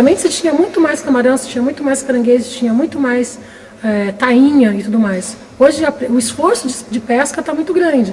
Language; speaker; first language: Portuguese; native; Portuguese